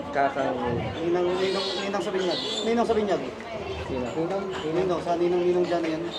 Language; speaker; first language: Filipino; native; Filipino